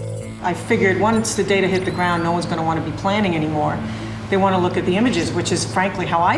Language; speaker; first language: English; native; English